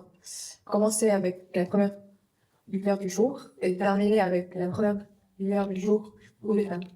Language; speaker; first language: French; non-native, fluent; Vietnamese